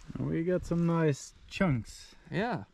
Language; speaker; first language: English; non-native, fluent; Swedish